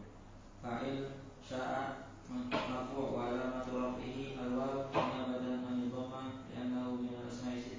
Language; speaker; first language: Arabic; non-native, learner; Indonesian